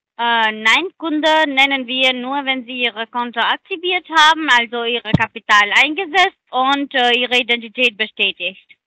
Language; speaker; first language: German; non-native, fluent; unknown